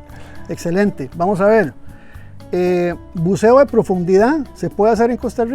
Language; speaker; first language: Spanish; native; Spanish